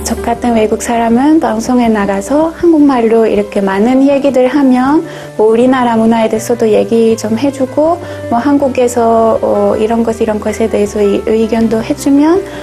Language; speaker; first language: Korean; non-native, fluent; French